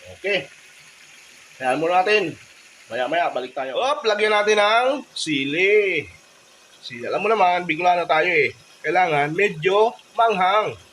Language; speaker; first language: Filipino; non-native, local second language; Bikol